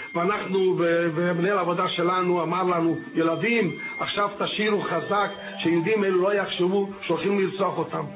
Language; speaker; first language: Hebrew; non-native, fluent; Hungarian